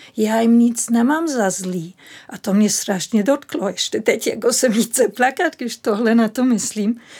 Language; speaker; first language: Czech; non-native, fluent; German